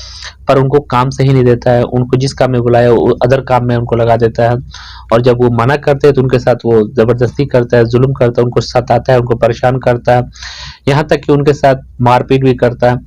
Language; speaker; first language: Hindi; native; Hindi